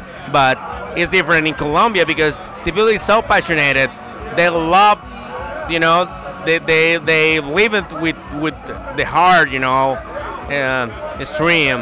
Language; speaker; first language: English; non-native, learner; Spanish